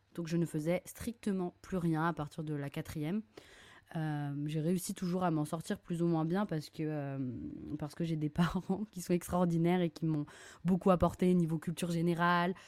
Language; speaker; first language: French; native; French